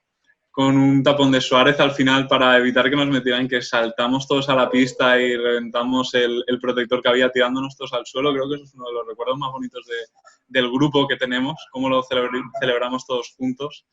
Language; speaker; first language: Spanish; non-native, local second language; Catalan